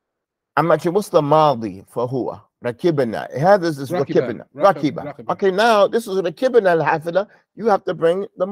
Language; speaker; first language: Arabic; non-native, fluent; English